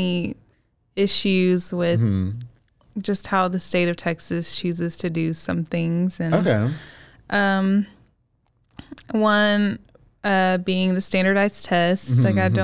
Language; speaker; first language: English; native; English